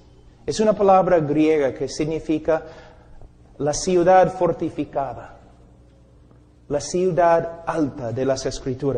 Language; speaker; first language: Spanish; non-native, fluent; English